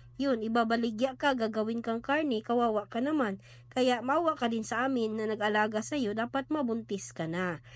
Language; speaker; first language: Filipino; non-native, local second language; Cebuano